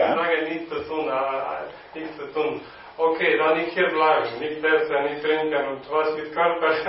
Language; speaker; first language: German; non-native, learner; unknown